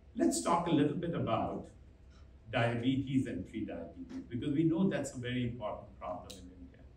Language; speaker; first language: English; non-native, local second language; Hindi